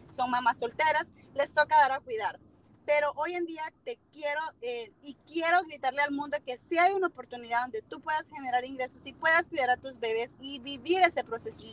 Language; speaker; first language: Spanish; native; Spanish